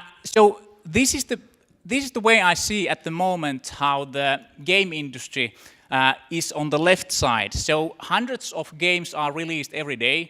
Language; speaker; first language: English; non-native, fluent; Finnish